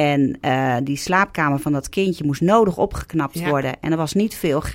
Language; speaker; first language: Dutch; native; Dutch